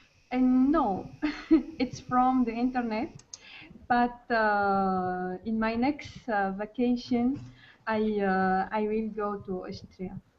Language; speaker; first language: English; non-native, learner; Arabic